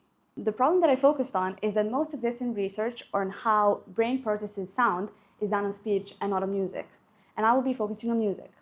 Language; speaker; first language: English; non-native, fluent; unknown